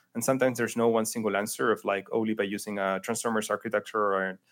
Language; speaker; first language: English; non-native, fluent; Spanish